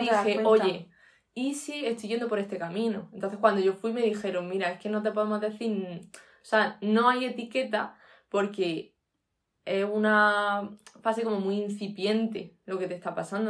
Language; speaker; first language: Spanish; native; Spanish